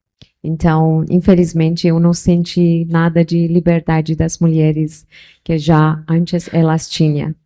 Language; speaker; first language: Portuguese; non-native, local second language; Persian